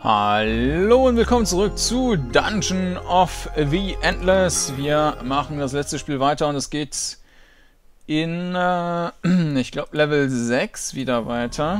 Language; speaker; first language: German; native; German